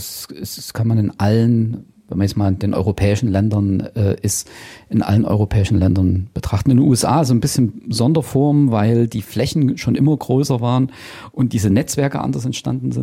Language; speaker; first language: German; native; German